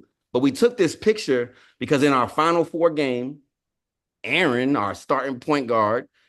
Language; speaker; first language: English; native; English